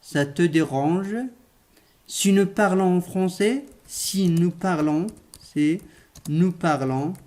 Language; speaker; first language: French; non-native, local second language; Arabic